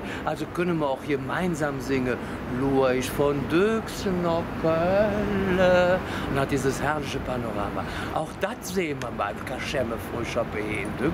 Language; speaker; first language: German; native; German